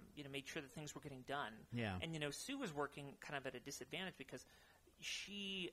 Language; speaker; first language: English; native; English